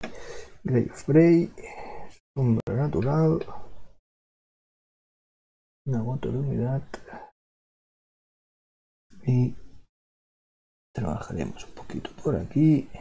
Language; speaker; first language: Spanish; non-native, local second language; Catalan